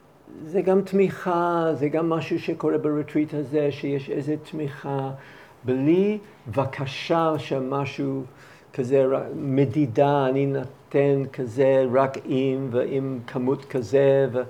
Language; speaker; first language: Hebrew; non-native, fluent; English